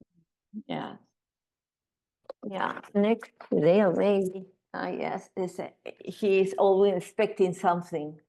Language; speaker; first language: English; non-native, learner; Spanish